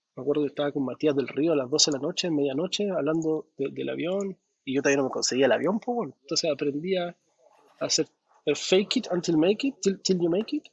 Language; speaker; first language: Spanish; native; Spanish